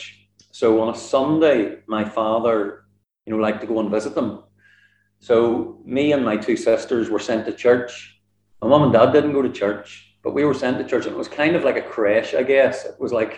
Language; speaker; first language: English; native; English